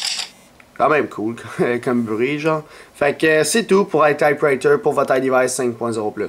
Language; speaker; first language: French; native; French